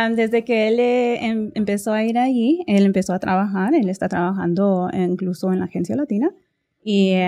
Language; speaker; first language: Spanish; early bilingual, heritage; Spanish